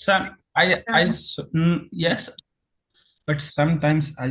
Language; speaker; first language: English; non-native, learner; Hindi